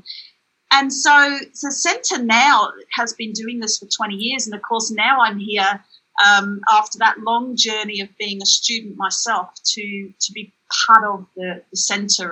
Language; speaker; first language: English; native; English